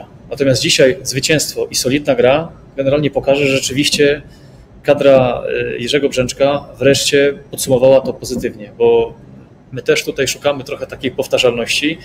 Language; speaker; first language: Polish; native; Polish